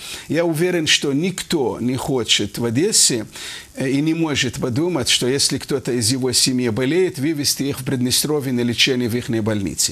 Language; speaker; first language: Russian; non-native, fluent; Arabic